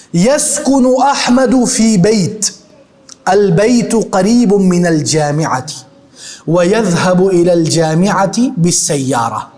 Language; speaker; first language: Arabic; non-native, fluent; Urdu